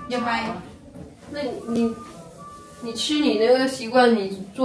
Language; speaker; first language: Chinese; native; Chinese